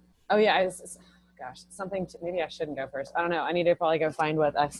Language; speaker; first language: English; native; English